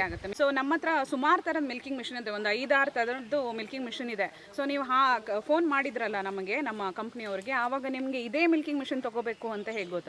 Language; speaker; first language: Kannada; native; Kannada